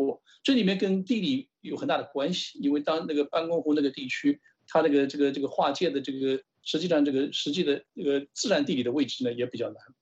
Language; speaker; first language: Chinese; native; Chinese